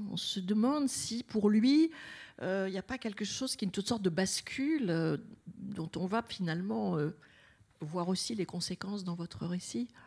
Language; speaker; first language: French; native; French